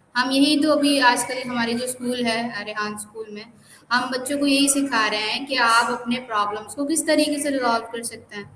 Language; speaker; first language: Urdu; non-native, local second language; Sindhi